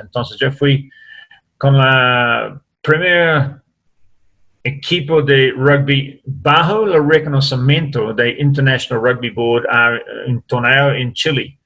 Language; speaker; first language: Spanish; non-native, learner; English